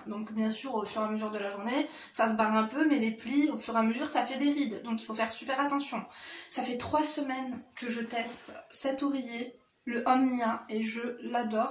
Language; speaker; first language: French; native; French